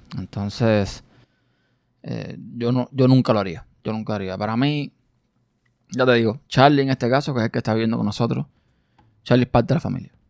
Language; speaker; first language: Spanish; native; Spanish